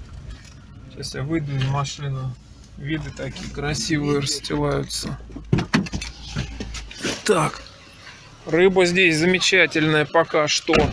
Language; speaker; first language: Russian; native; Russian